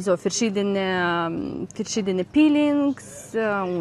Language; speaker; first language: German; non-native, learner; Ukrainian